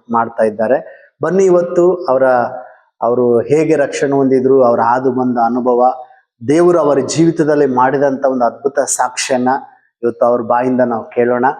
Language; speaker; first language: Kannada; native; Kannada